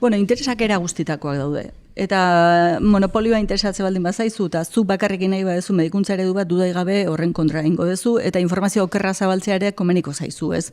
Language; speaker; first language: Basque; native; Basque